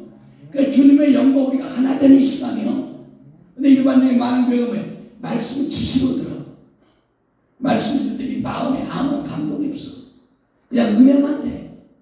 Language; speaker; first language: Korean; native; Korean